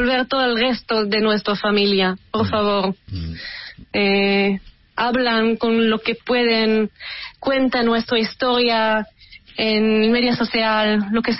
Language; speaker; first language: Spanish; early bilingual, heritage; Hebrew